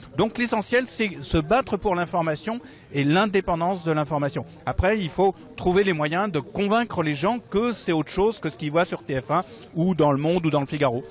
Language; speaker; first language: French; native; French